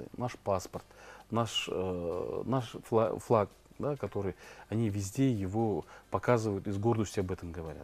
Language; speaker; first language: Russian; native; Russian